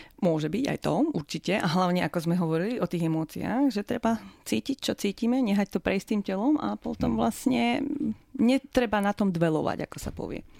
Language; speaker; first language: Slovak; native; Slovak